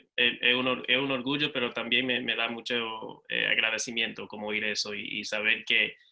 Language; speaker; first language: Spanish; early bilingual, other home language; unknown